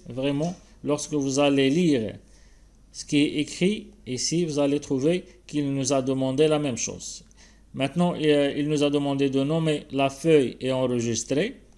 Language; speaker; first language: French; non-native, local second language; Arabic